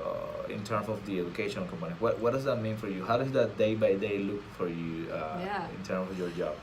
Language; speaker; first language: English; non-native, fluent; Spanish